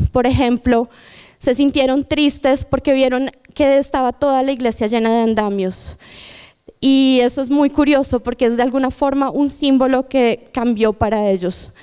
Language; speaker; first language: Spanish; native; Spanish